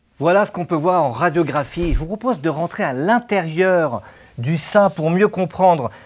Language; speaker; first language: French; native; French